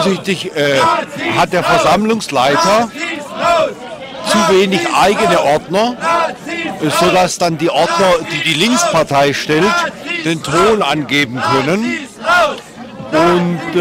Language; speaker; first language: German; native; German